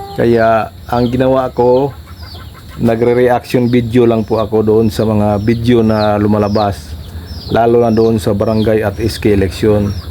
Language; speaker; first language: Filipino; non-native, local second language; Cebuano